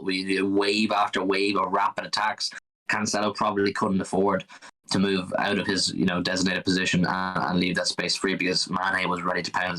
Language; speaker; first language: English; native; English